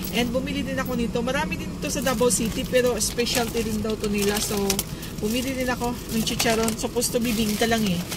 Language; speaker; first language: Filipino; non-native, local second language; Cebuano